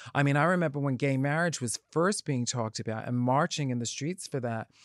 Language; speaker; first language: English; native; English